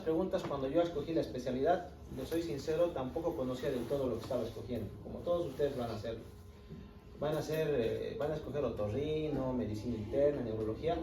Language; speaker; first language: Spanish; native; Spanish